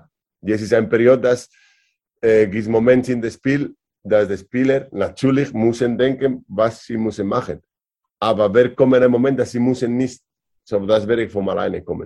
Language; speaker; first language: German; non-native, learner; Spanish